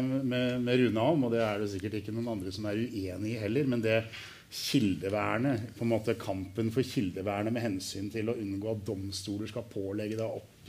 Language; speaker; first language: Norwegian; native; Norwegian